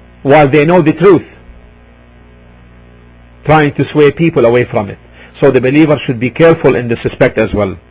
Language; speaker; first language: English; non-native, fluent; Arabic